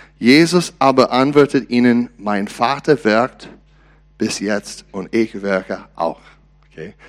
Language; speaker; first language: German; non-native, learner; English